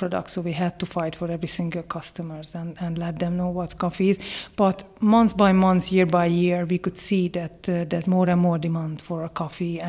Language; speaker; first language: English; non-native, fluent; Hungarian